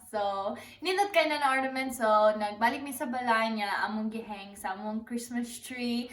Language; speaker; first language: Cebuano; non-native, local second language; English